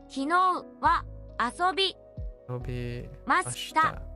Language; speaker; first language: Japanese; non-native, learner; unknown